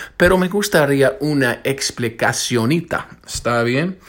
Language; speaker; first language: Spanish; non-native, fluent; English